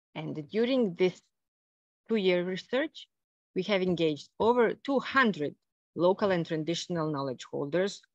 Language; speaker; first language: English; non-native, fluent; Bosnian